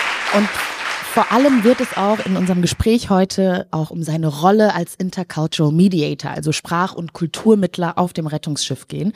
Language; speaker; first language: German; native; German